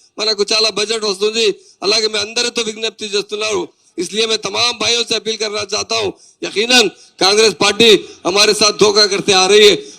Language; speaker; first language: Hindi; non-native, local second language; Urdu